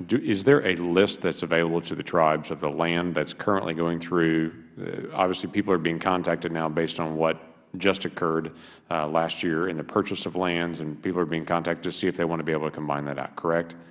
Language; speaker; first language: English; native; English